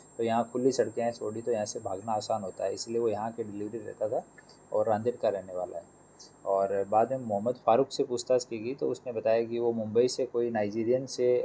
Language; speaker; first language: Hindi; non-native, local second language; Gujarati